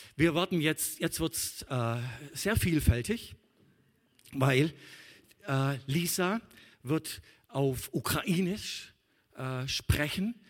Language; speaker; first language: German; native; German